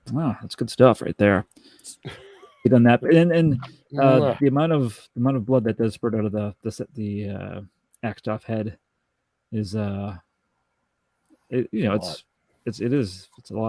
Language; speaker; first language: English; native; English